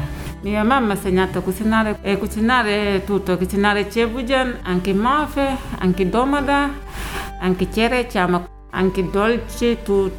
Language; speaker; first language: Italian; non-native, learner; Wolof